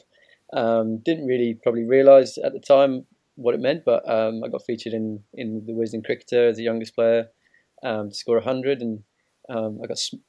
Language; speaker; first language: English; native; English